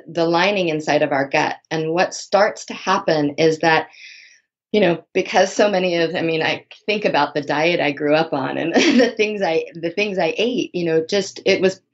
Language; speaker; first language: English; native; English